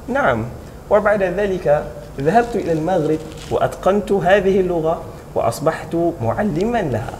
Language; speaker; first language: Arabic; non-native, fluent; Malay